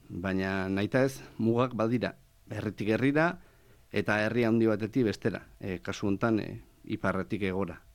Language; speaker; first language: Basque; native; Basque